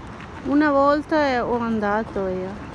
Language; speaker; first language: Italian; non-native, learner; Hindi